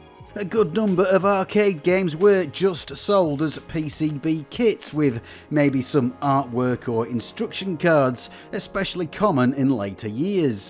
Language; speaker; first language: English; native; English